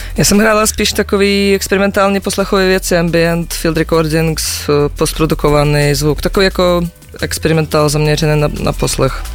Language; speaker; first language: Czech; non-native, fluent; Russian